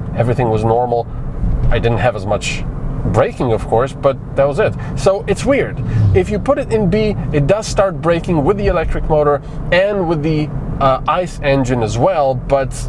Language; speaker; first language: English; non-native, fluent; Slovenian